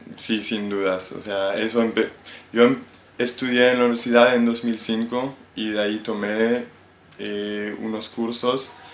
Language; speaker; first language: Spanish; non-native, fluent; Hebrew